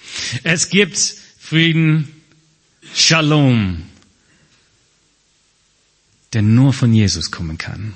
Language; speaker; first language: German; non-native, fluent; English